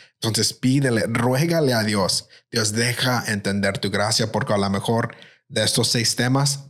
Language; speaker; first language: Spanish; early bilingual, heritage; Spanish